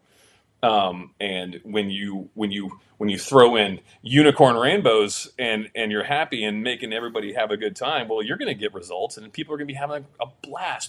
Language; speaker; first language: English; native; English